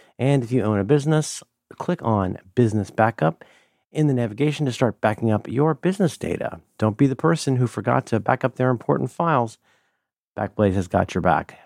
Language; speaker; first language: English; native; English